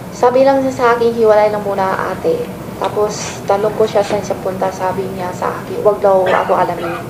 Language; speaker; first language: Filipino; non-native, learner; Chinese